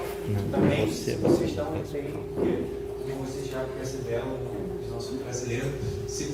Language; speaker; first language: Portuguese; non-native, fluent; German